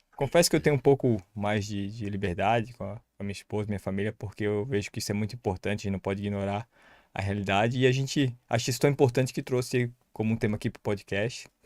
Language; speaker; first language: Portuguese; native; Portuguese